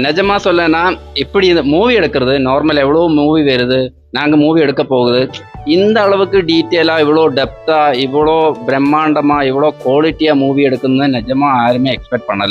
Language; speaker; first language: Tamil; non-native, learner; Malayalam